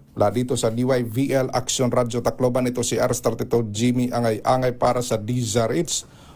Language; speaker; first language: Filipino; non-native, local second language; Waray